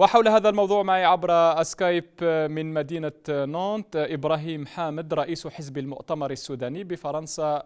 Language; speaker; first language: Arabic; native; Arabic